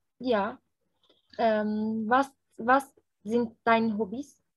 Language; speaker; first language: German; non-native, learner; Turkish